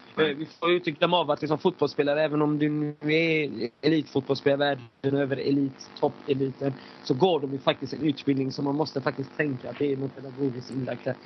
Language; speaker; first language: Swedish; early bilingual, other home language; Persian